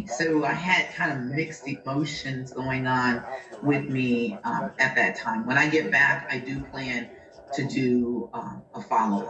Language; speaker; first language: English; native; English